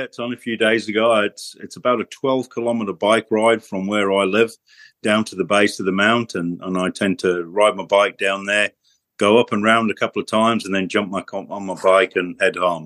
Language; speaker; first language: English; native; English